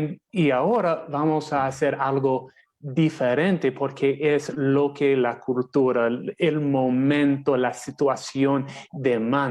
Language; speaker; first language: Spanish; non-native, fluent; English